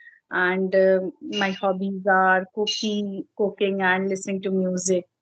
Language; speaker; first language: English; non-native, fluent; Hindi